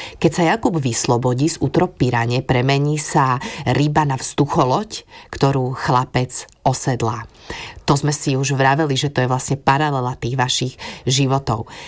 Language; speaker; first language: Slovak; native; Slovak